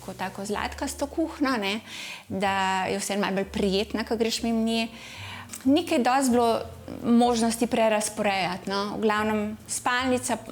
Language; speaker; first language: Slovenian; native; Slovenian